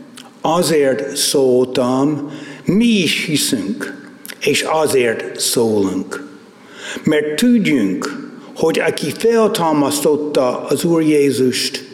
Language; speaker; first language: Hungarian; non-native, fluent; English